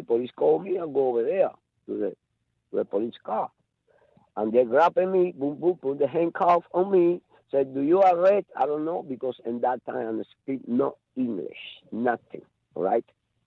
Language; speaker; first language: English; non-native, learner; Spanish